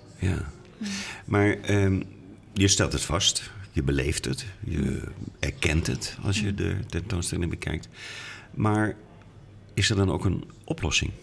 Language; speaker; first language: Dutch; native; Dutch